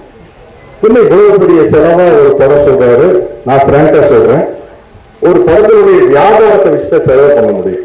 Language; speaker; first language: Tamil; native; Tamil